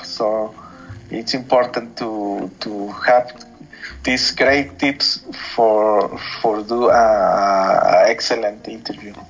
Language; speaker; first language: English; non-native, learner; Spanish